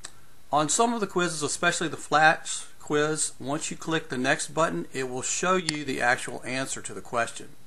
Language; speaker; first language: English; native; English